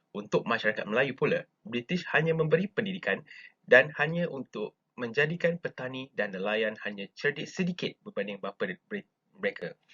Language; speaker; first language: Malay; native; Malay